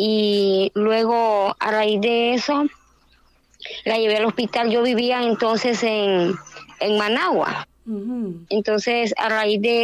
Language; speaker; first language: Spanish; native; Spanish